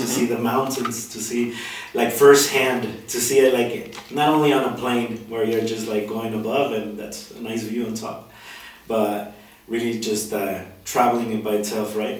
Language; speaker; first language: English; non-native, fluent; Spanish